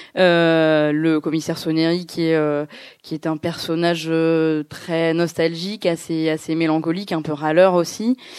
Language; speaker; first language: French; native; French